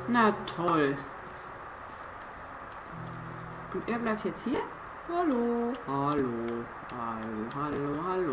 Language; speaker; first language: German; native; German